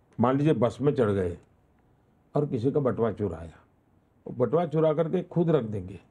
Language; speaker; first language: Hindi; non-native, local second language; Gujarati